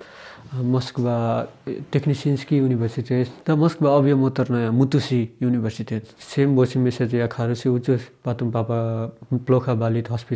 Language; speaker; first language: Russian; non-native, learner; Nepali